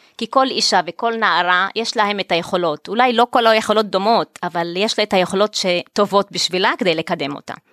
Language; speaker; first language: Hebrew; non-native, local second language; Arabic